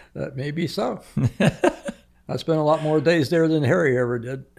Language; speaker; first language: English; native; English